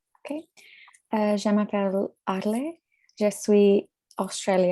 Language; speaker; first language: French; non-native, learner; English